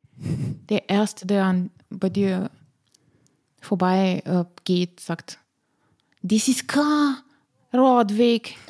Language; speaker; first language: German; non-native, fluent; Slovenian